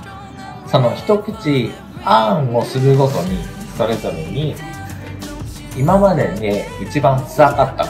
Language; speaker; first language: Japanese; native; Japanese